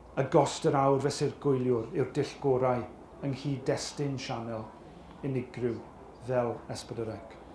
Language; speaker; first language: Welsh; native; Welsh